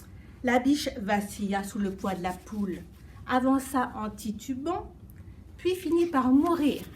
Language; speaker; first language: French; native; French